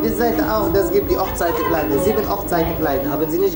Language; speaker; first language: German; non-native, learner; Arabic